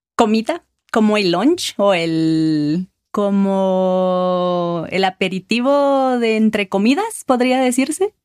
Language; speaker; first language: Spanish; native; Spanish